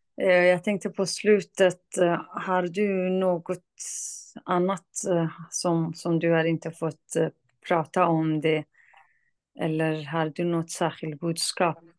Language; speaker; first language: Swedish; non-native, fluent; Kurdish